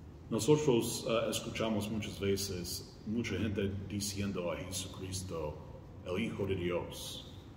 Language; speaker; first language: Spanish; non-native, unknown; English